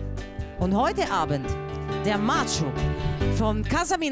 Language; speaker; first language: German; non-native, fluent; Italian